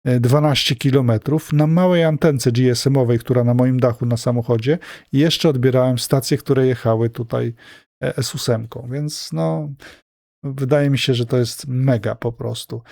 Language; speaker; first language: Polish; native; Polish